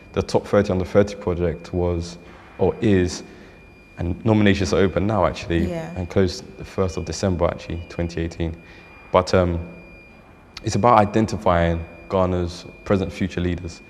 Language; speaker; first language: English; native; English